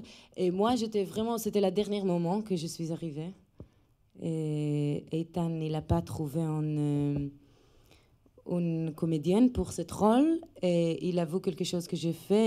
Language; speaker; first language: French; non-native, fluent; Hebrew